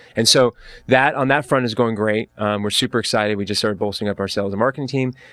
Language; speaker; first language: English; native; English